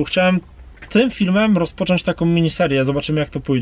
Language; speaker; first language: Polish; native; Polish